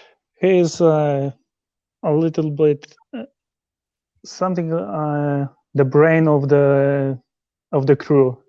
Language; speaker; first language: English; non-native, learner; Polish